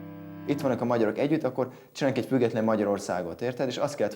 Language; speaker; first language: Hungarian; native; Hungarian